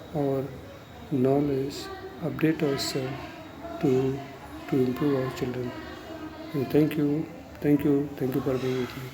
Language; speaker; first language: English; non-native, local second language; Hindi